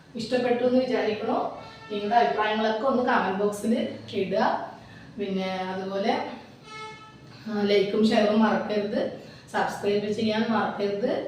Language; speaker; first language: Malayalam; native; Malayalam